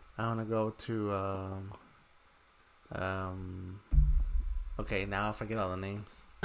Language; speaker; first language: English; early bilingual, other home language; Spanish